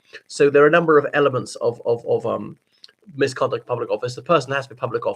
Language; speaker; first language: English; native; English